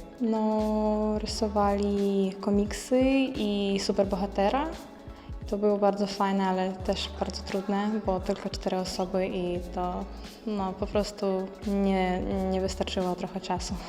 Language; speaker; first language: Polish; non-native, learner; Ukrainian